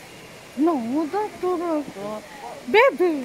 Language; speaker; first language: English; non-native, learner; Filipino